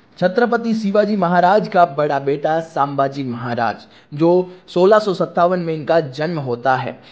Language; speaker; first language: Hindi; non-native, local second language; Gujarati